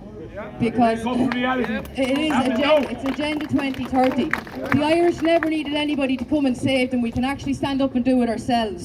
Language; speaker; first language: English; native; English